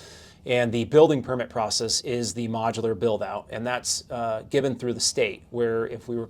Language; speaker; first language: English; native; English